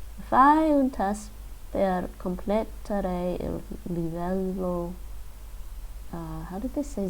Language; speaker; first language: Italian; non-native, learner; English